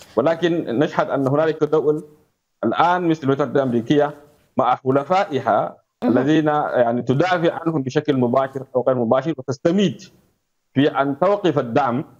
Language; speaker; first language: Arabic; native; Arabic